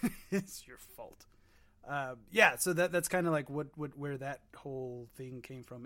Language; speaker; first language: English; native; English